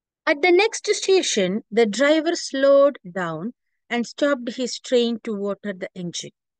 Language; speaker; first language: English; non-native, local second language; Malayalam